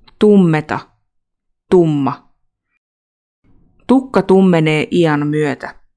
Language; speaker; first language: Finnish; non-native, fluent; Russian